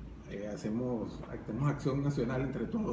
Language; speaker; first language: Spanish; native; Spanish